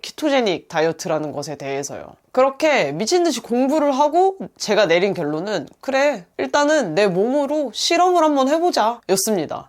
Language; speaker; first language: Korean; native; Korean